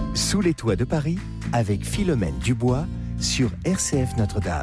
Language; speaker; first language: French; native; French